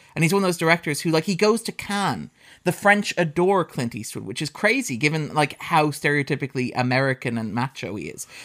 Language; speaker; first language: English; native; English